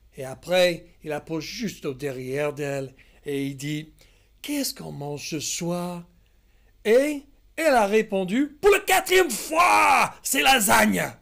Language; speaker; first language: French; non-native, fluent; English